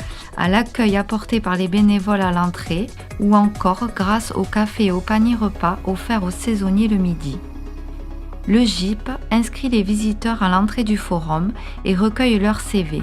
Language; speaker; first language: French; native; French